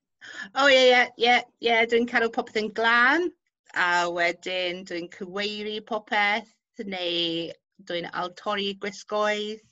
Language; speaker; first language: Welsh; non-native, local second language; English